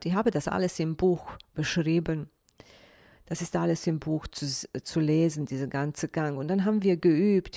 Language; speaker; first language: German; non-native, fluent; Bosnian